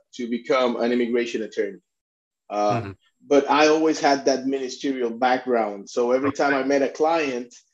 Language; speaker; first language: English; non-native, fluent; Spanish